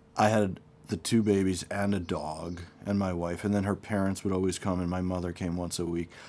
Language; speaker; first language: English; native; English